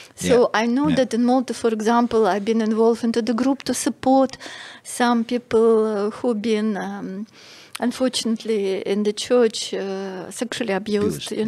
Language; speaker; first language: English; non-native, fluent; Russian